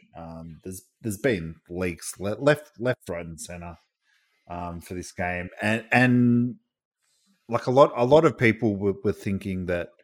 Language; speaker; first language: English; native; English